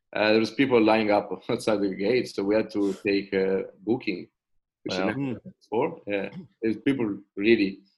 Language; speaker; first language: English; non-native, fluent; Italian